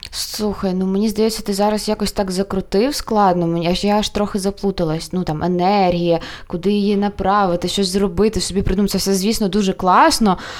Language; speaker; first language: Ukrainian; non-native, local second language; Russian